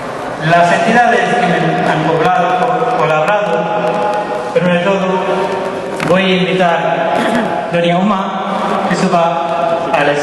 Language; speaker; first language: Spanish; non-native, learner; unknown